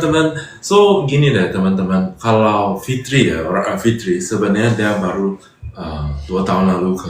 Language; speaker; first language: Indonesian; non-native, fluent; English